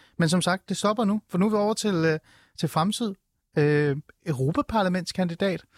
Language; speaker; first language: Danish; early bilingual, other home language; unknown